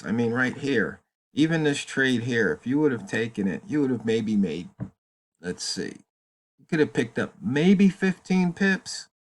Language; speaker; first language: English; native; English